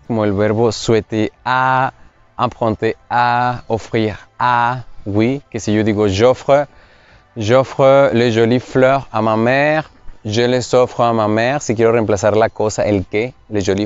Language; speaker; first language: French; non-native, fluent; Spanish